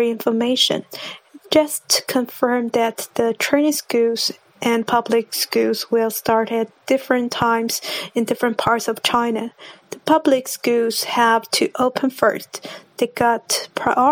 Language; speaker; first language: English; non-native, fluent; Chinese